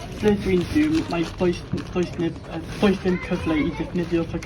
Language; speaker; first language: Welsh; non-native, learner; English